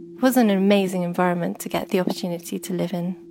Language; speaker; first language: English; native; English